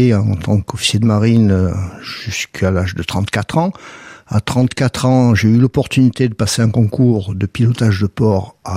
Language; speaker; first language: French; native; French